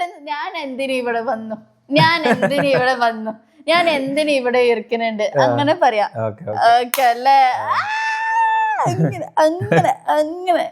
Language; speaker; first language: Malayalam; non-native, learner; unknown